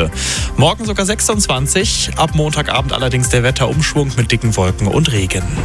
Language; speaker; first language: German; native; German